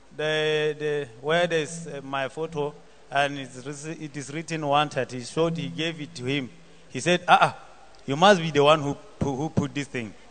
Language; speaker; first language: English; non-native, local second language; Southern Sotho